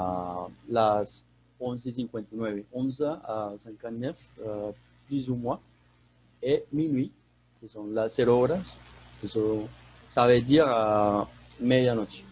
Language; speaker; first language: French; non-native, fluent; Spanish